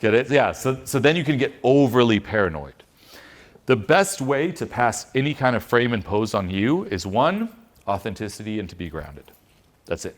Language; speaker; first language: English; non-native, fluent; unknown